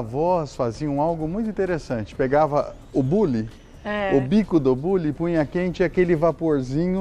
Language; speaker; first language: Portuguese; native; Portuguese